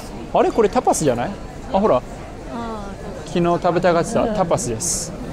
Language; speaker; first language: Japanese; native; Japanese